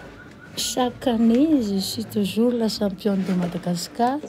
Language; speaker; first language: French; non-native, local second language; Malagasy